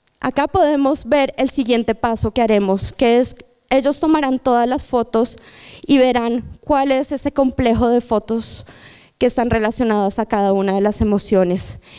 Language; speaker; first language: Spanish; native; Spanish